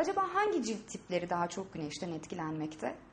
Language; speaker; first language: Turkish; native; Turkish